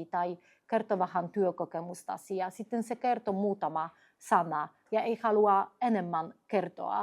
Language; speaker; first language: Finnish; non-native, fluent; Polish